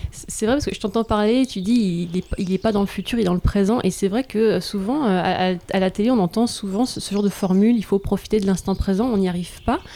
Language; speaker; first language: French; native; French